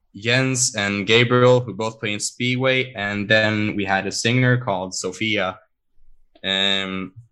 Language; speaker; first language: English; non-native, fluent; Swedish